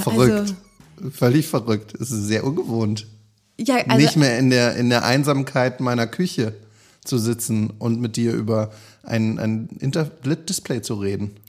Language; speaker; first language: German; native; German